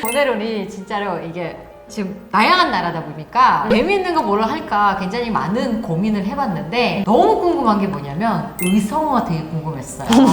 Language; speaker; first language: Korean; non-native, fluent; Russian